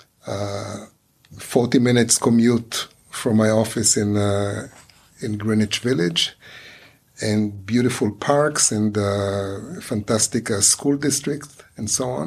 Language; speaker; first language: English; non-native, fluent; Hebrew